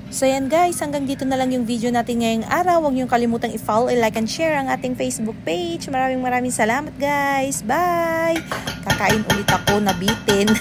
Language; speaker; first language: Filipino; non-native, local second language; Pangasinan